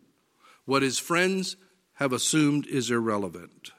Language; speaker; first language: English; native; English